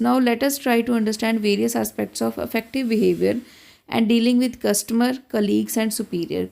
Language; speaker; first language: English; non-native, local second language; Punjabi